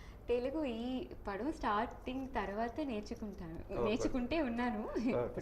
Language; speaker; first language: Telugu; non-native, learner; Tamil